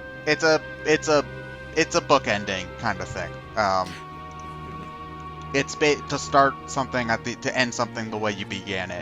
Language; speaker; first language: English; native; English